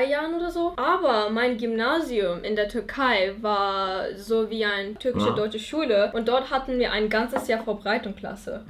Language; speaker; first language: German; non-native, fluent; Turkish